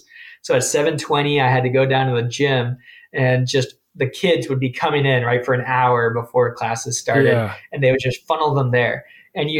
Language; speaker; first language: English; native; English